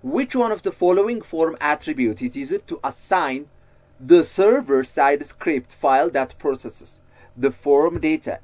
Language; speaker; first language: English; non-native, local second language; Amharic